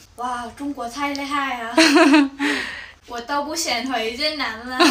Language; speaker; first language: Chinese; non-native, learner; Vietnamese